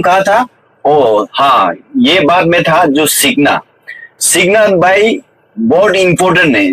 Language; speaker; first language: Hindi; non-native, local second language; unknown